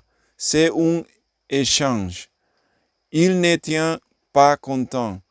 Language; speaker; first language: French; non-native, learner; English